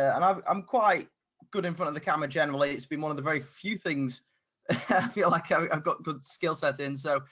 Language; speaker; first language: English; native; English